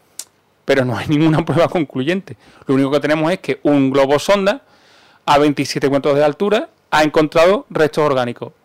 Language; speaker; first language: Spanish; native; Spanish